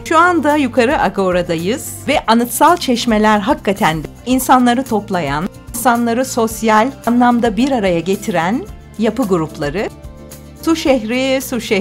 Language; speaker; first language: Turkish; native; Turkish